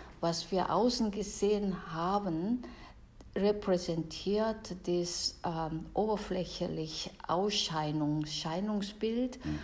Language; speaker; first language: German; non-native, fluent; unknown